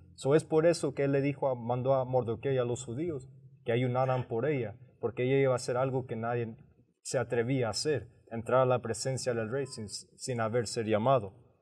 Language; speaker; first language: Spanish; early bilingual, heritage; Spanish